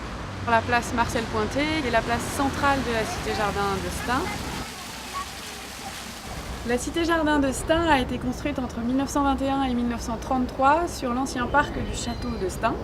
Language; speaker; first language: French; native; French